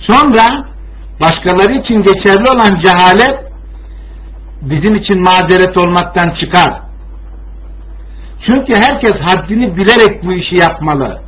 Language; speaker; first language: Turkish; native; Turkish